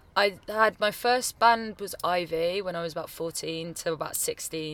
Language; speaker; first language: English; native; English